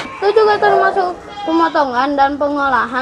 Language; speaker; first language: Indonesian; native; Indonesian